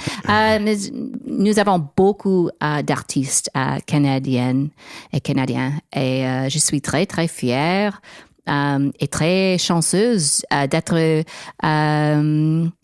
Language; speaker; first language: French; non-native, learner; English